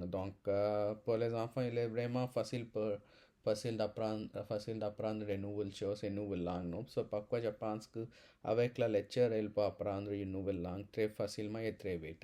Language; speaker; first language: French; non-native, learner; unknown